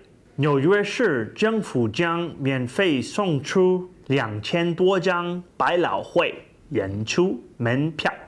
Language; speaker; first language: Chinese; non-native, learner; English